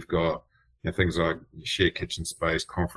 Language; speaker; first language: English; native; English